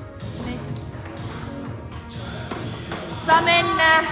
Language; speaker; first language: Finnish; native; Finnish